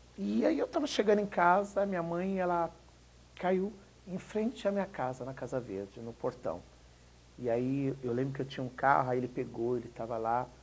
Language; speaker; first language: Portuguese; native; Portuguese